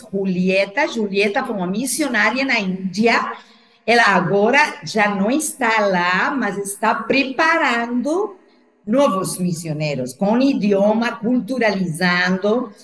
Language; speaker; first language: Portuguese; non-native, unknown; Spanish